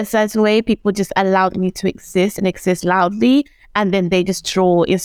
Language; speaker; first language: English; early bilingual, other home language; Shona